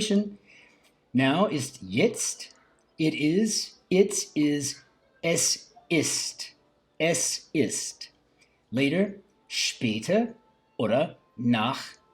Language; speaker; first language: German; non-native, learner; English